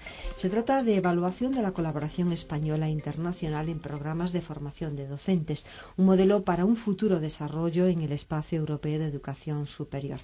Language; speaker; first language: Spanish; native; Spanish